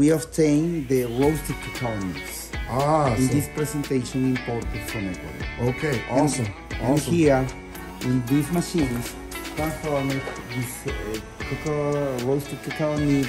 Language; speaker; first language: English; non-native, learner; Spanish